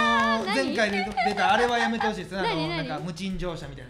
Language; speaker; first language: Japanese; native; Japanese